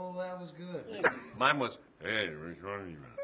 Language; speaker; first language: English; native; English